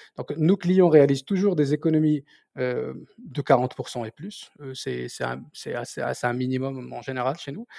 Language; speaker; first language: French; non-native, local second language; Berber languages